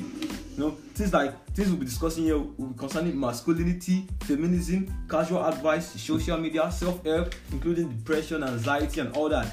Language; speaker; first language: English; non-native, local second language; Yoruba